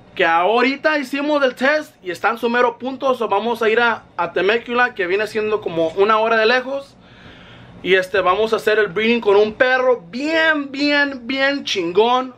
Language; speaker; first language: Spanish; early bilingual, heritage; Spanish